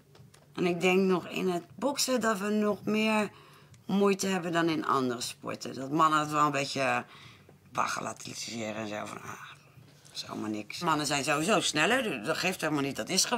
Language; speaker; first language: Dutch; native; Dutch